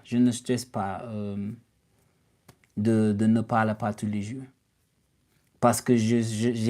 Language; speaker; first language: French; non-native, learner; English